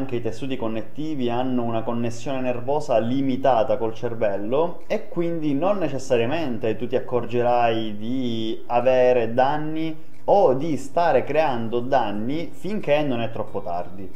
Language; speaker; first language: Italian; native; Italian